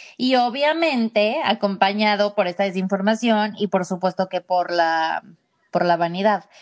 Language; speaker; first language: Spanish; native; Spanish